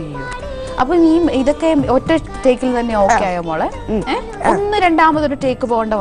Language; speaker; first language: Malayalam; native; Malayalam